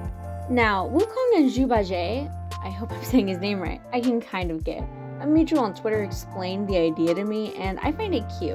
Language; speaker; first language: English; native; English